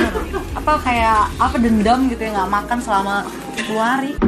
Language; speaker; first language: Indonesian; native; Indonesian